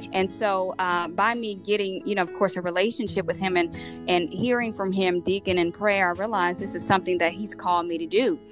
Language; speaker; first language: English; native; English